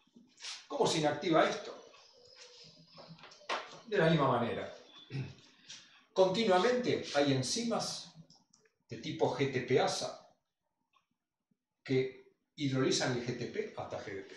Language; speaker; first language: Spanish; native; Spanish